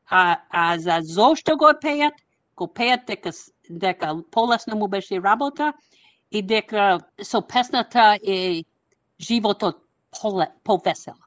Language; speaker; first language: Macedonian; non-native, fluent; English